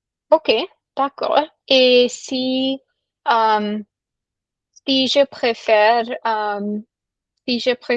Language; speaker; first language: French; non-native, learner; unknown